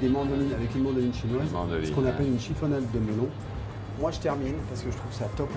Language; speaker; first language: French; native; French